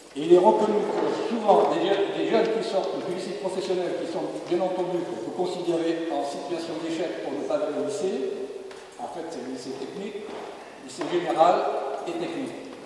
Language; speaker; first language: French; native; French